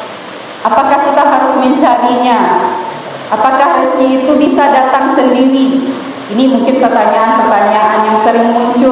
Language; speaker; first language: Indonesian; native; Indonesian